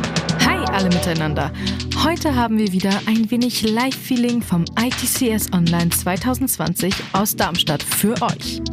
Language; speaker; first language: German; native; German